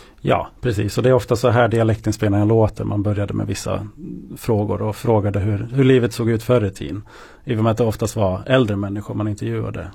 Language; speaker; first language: Swedish; native; Swedish